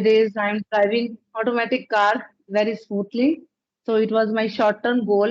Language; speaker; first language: English; non-native, learner; Punjabi